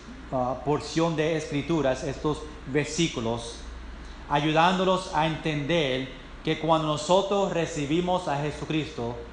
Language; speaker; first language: Spanish; non-native, fluent; English